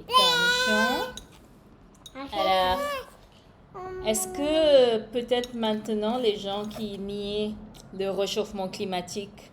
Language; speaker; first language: French; non-native, fluent; English